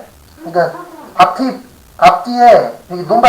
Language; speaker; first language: Korean; native; Korean